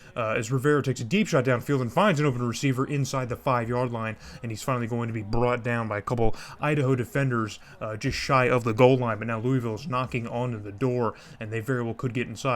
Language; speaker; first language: English; native; English